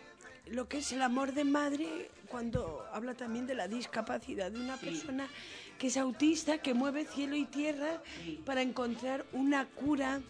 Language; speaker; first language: Spanish; native; Spanish